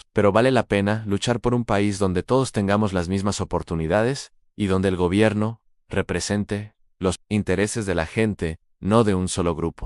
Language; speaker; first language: Spanish; native; Spanish